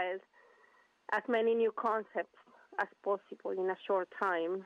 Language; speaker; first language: English; non-native, fluent; Spanish